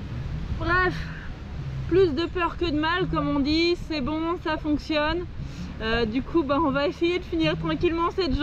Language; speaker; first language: French; native; French